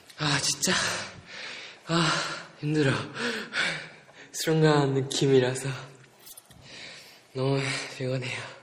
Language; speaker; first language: Korean; non-native, fluent; Japanese